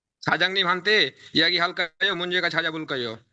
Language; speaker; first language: Korean; non-native, learner; Bangla